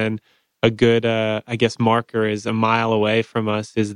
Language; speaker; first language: English; native; English